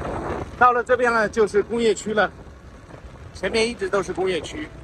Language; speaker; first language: Chinese; native; Chinese